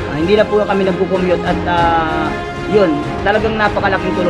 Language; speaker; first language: Filipino; native; Filipino